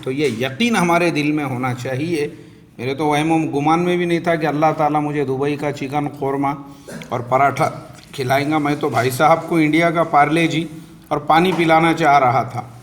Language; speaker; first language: Urdu; native; Urdu